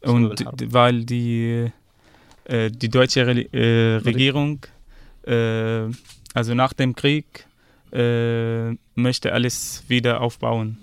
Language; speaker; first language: German; non-native, fluent; Arabic